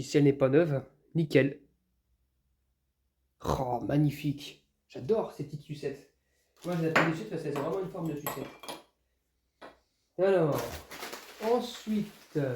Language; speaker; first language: French; native; French